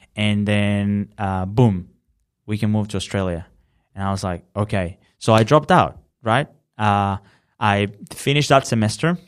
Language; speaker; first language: English; non-native, fluent; Spanish